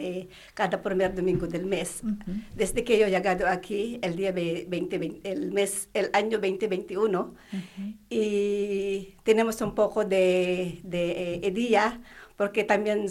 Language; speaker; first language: Spanish; non-native, learner; Filipino